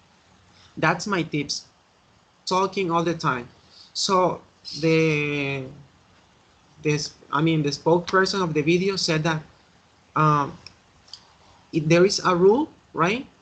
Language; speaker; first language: English; non-native, learner; Spanish